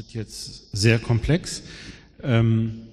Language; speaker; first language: German; native; German